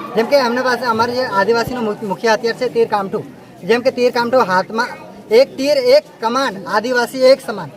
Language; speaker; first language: Gujarati; non-native, local second language; Rathawi